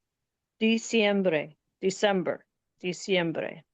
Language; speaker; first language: Spanish; non-native, learner; English